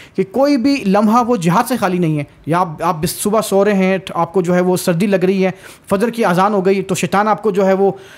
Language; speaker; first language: Urdu; native; Urdu